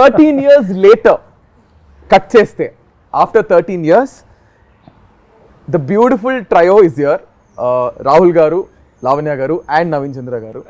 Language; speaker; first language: Telugu; native; Telugu